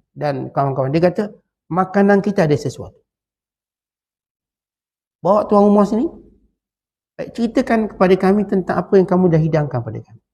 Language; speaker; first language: Malay; native; Malay